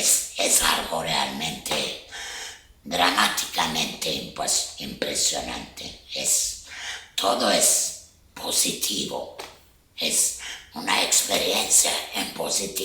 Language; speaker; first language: Spanish; non-native, fluent; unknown